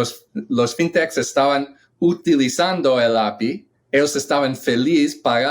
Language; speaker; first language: Spanish; non-native, fluent; English